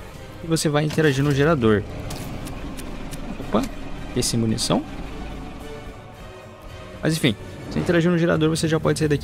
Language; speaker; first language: Portuguese; native; Portuguese